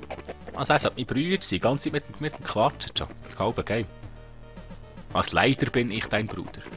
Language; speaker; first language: German; native; German